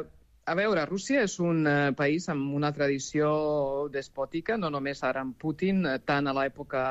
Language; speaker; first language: Catalan; non-native, fluent; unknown